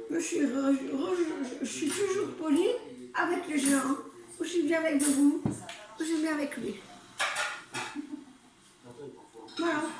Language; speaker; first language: French; early bilingual, other home language; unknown